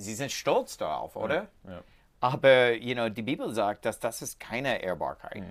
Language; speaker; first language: German; non-native, learner; English